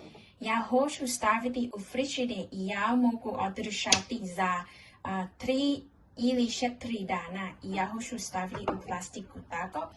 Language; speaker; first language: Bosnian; non-native, learner; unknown